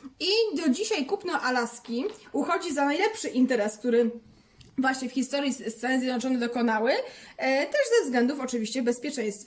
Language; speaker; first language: Polish; native; Polish